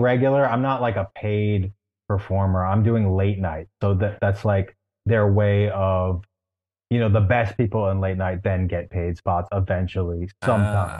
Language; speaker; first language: English; native; English